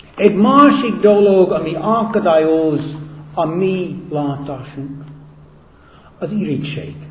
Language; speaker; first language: Hungarian; non-native, fluent; English